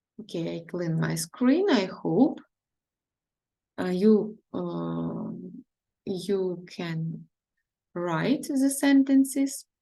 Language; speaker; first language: English; non-native, learner; Ukrainian